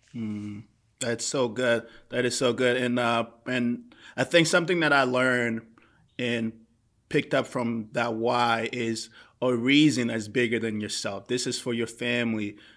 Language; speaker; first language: English; native; English